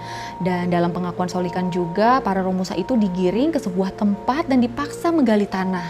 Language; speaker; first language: Indonesian; native; Indonesian